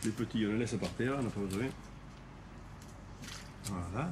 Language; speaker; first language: French; native; French